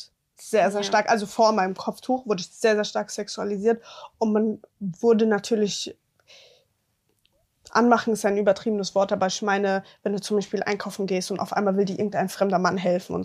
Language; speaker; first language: German; early bilingual, other home language; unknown